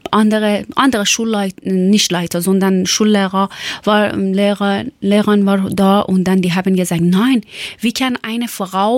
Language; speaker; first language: German; non-native, learner; Persian